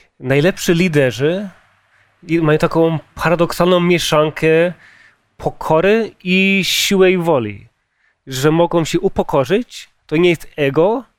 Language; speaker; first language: Polish; early bilingual, heritage; Polish